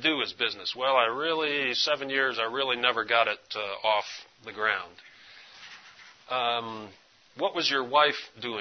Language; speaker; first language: English; native; English